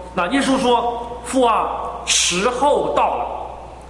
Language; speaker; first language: Chinese; non-native, fluent; Cantonese